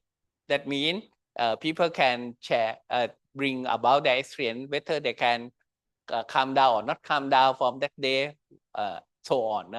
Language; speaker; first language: English; non-native, learner; Thai